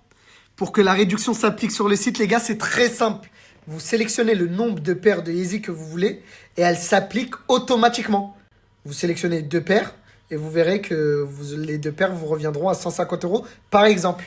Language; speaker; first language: French; native; French